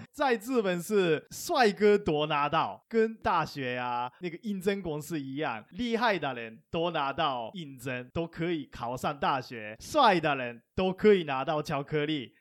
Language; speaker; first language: Chinese; non-native, fluent; Japanese